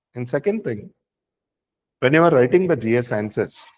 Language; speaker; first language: English; non-native, local second language; Kannada